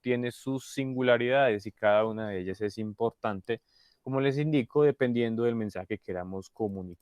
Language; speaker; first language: Spanish; native; Spanish